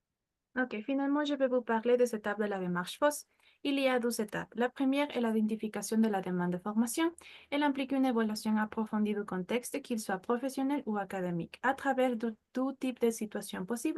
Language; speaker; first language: French; non-native, fluent; Spanish